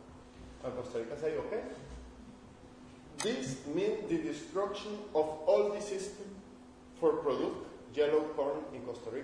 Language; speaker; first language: English; non-native, learner; Spanish